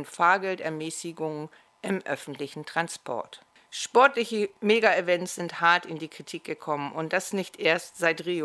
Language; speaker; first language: German; native; German